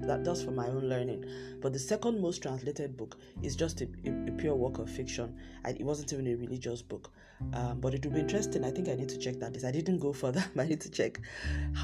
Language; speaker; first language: English; non-native, local second language; Yoruba